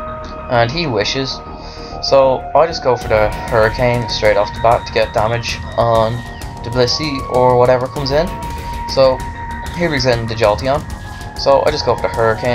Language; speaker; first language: English; native; English